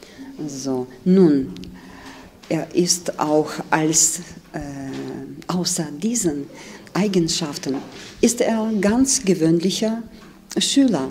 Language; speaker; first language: German; non-native, fluent; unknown